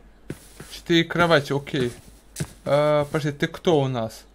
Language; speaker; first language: Russian; native; Russian